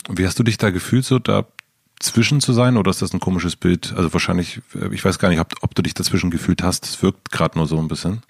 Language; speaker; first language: German; native; German